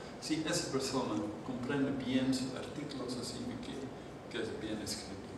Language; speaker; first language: Spanish; non-native, learner; Dutch